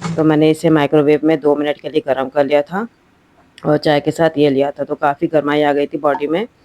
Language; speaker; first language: Hindi; native; Hindi